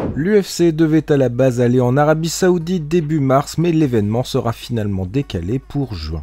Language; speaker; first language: French; native; French